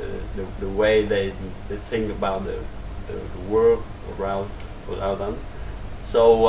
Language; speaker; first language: English; non-native, learner; Vietnamese